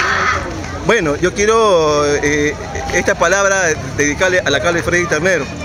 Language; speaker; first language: Spanish; native; Spanish